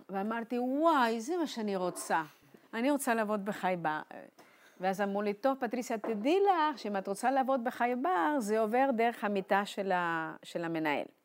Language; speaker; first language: Hebrew; non-native, fluent; Spanish